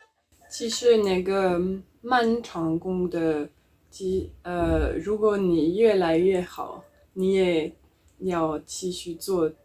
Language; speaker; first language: Chinese; non-native, learner; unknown